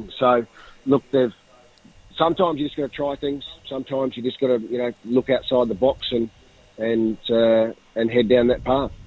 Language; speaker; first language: English; native; English